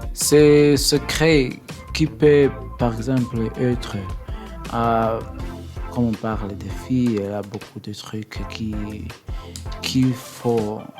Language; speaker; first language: French; non-native, learner; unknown